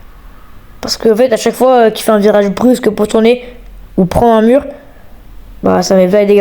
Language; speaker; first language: French; native; French